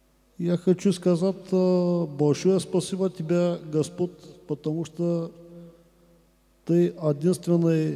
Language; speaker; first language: Russian; non-native, learner; Bulgarian